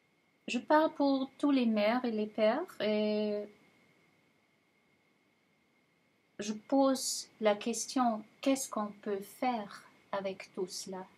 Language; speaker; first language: French; non-native, fluent; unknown